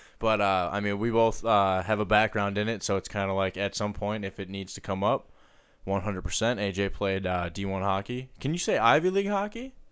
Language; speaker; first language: English; native; English